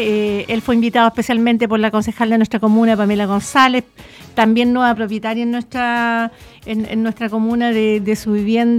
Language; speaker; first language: Spanish; native; Spanish